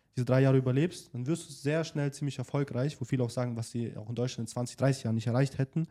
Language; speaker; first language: German; native; German